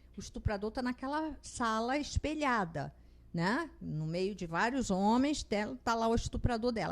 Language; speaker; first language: Portuguese; native; Portuguese